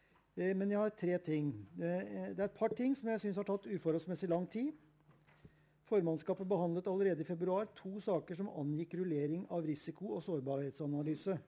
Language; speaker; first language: Norwegian; native; Norwegian